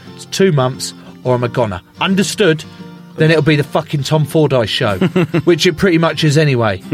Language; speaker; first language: English; native; English